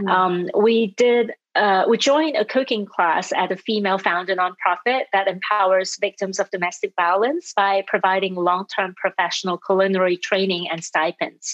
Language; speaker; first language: English; non-native, local second language; Cantonese